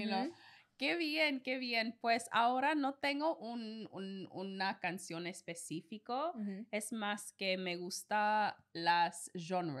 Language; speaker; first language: Spanish; non-native, learner; English